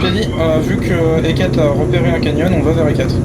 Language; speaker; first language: French; native; French